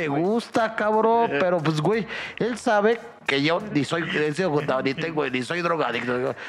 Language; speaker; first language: Spanish; native; Spanish